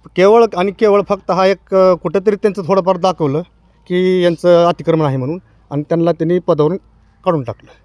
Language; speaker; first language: Marathi; native; Marathi